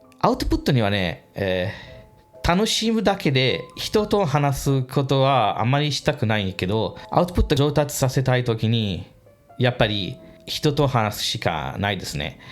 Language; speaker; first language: Japanese; non-native, fluent; English